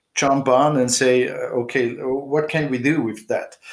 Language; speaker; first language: English; non-native, fluent; German